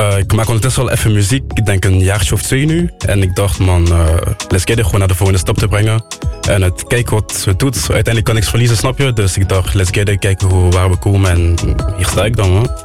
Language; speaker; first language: Dutch; non-native, local second language; French